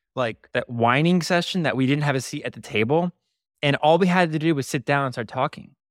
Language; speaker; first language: English; native; English